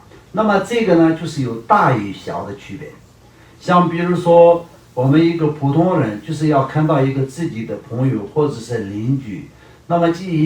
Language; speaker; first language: Chinese; non-native, local second language; Tibetan